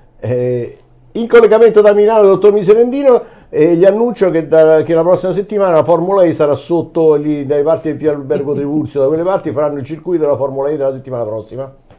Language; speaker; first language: Italian; native; Italian